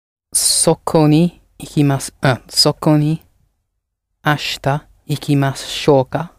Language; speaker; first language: Japanese; non-native, learner; English